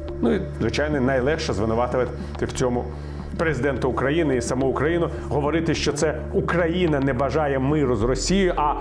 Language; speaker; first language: Ukrainian; native; Ukrainian